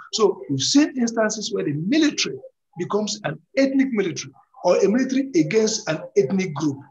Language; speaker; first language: English; non-native, local second language; Igbo